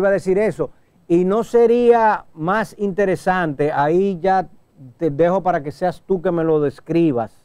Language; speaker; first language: Spanish; native; Spanish